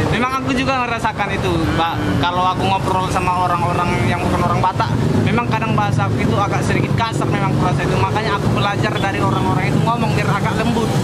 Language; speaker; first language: Indonesian; native; Indonesian